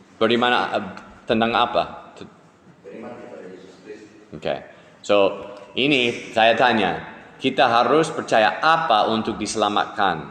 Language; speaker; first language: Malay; non-native, fluent; English